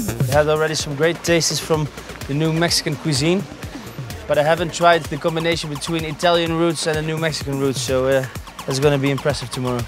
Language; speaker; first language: English; non-native, fluent; Dutch